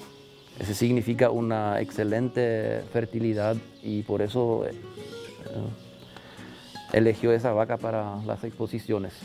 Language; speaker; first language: Spanish; non-native, local second language; German